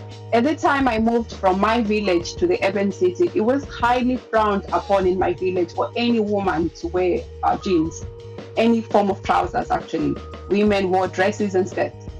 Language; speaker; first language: English; non-native, local second language; Shona